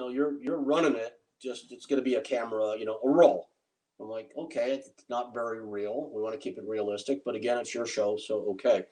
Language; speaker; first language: English; native; English